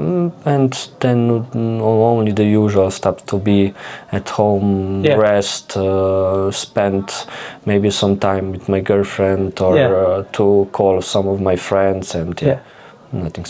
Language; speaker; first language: English; non-native, fluent; Slovenian